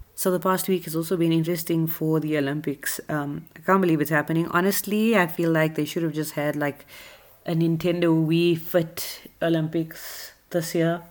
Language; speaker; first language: English; native; English